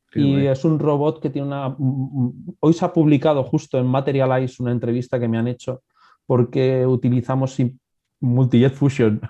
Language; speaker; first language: Spanish; native; Spanish